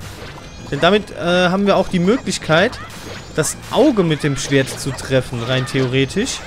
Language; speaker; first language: German; native; German